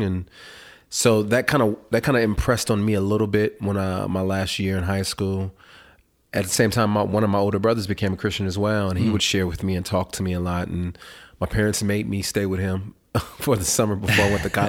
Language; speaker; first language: English; native; English